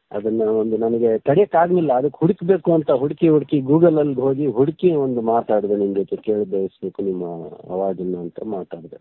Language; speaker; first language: Kannada; non-native, local second language; Urdu